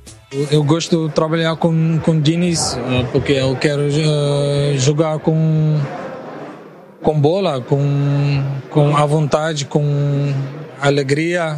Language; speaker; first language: Portuguese; non-native, learner; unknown